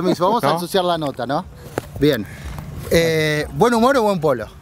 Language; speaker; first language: Spanish; native; Spanish